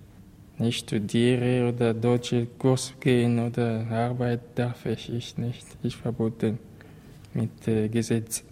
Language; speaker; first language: German; non-native, learner; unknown